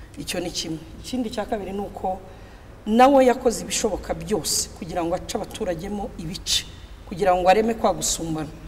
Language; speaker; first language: Kinyarwanda; native; Kinyarwanda